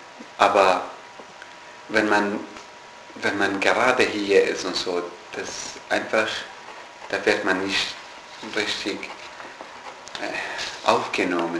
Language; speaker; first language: German; non-native, learner; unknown